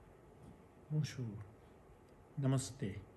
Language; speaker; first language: French; non-native, fluent; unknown